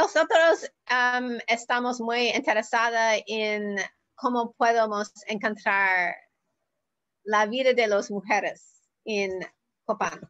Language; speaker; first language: Spanish; non-native, learner; English